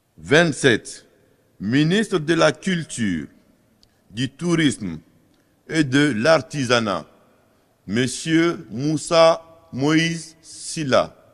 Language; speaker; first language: French; non-native, local second language; Fula